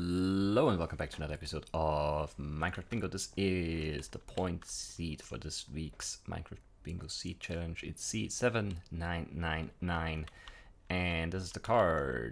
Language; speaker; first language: English; native; English